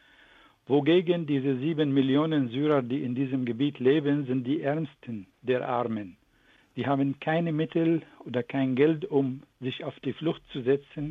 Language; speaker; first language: German; non-native, fluent; Arabic